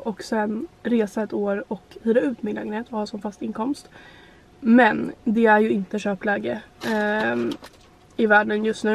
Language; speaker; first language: Swedish; native; Swedish